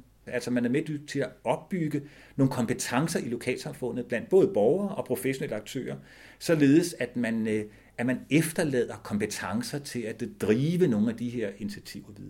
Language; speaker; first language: Danish; native; Danish